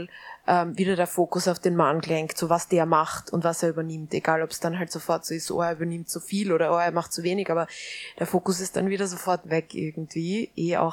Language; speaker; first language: German; native; German